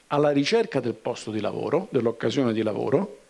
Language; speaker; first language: Italian; native; Italian